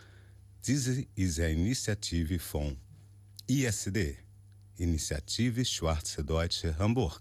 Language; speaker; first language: German; non-native, learner; Portuguese